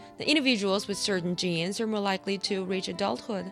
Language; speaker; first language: English; non-native, fluent; Chinese